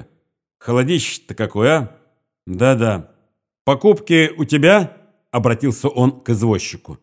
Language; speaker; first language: Russian; native; Russian